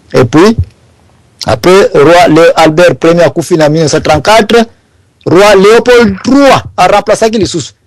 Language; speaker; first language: French; non-native, local second language; Lingala